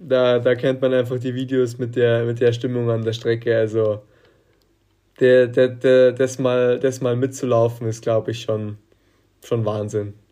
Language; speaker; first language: German; native; German